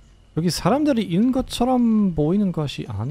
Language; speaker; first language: Korean; non-native, learner; German